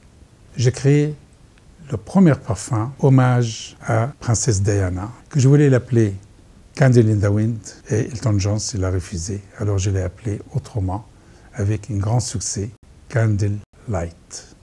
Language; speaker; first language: French; non-native, fluent; Arabic